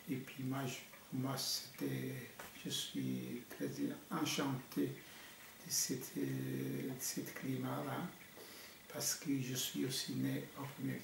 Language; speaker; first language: French; non-native, fluent; Portuguese